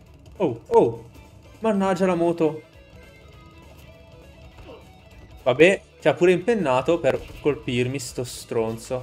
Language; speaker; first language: Italian; native; Italian